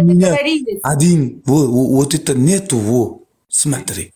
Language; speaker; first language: Russian; non-native, learner; Uzbek